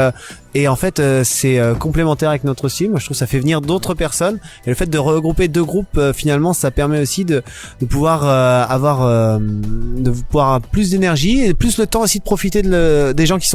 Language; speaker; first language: French; native; French